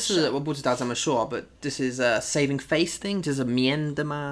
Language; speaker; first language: Chinese; non-native, learner; English